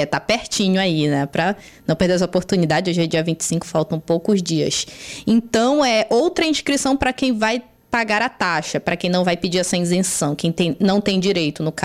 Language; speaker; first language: Portuguese; native; Portuguese